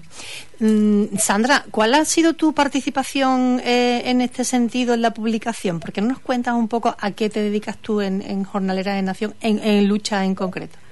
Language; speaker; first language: Spanish; native; Spanish